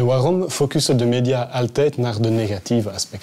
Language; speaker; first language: Dutch; non-native, local second language; French